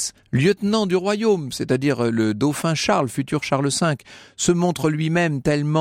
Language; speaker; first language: French; native; French